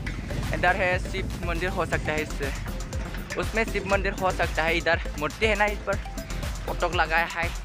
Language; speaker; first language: Hindi; non-native, local second language; Bodo